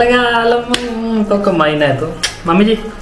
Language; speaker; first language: Filipino; non-native, learner; Punjabi